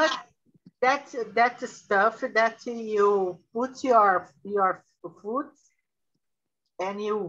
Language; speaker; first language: English; non-native, learner; Portuguese